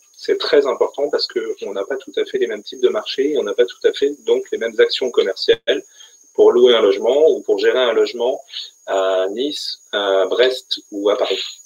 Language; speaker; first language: French; native; French